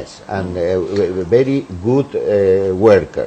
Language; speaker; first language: English; non-native, learner; Spanish